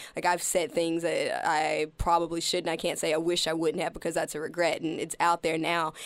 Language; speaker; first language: English; native; English